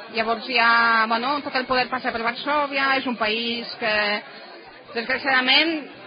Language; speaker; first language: Catalan; non-native, fluent; Polish